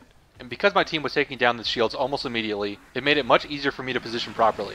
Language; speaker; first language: English; native; English